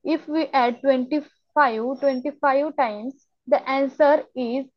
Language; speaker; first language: English; non-native, local second language; Marathi